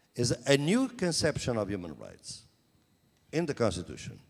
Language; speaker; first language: English; non-native, fluent; Portuguese